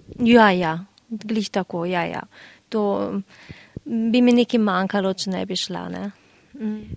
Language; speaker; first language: Slovenian; early bilingual, heritage; Slovenian